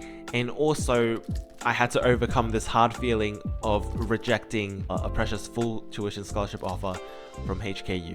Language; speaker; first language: English; early bilingual, other home language; Chinese